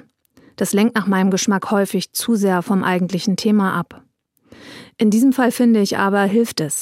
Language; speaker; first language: German; native; German